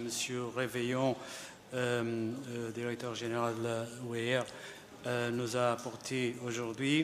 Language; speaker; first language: French; non-native, fluent; Portuguese